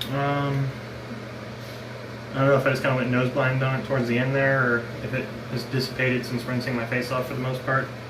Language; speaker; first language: English; native; English